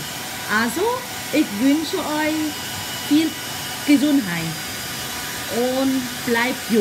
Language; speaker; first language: German; non-native, learner; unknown